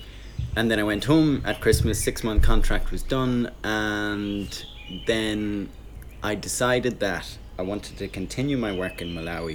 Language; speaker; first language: English; native; English